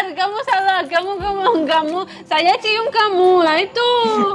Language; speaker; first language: Indonesian; non-native, learner; Russian